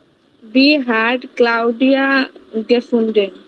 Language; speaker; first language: German; non-native, learner; Bangla